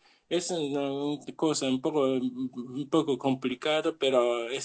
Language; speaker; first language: Spanish; non-native, learner; Japanese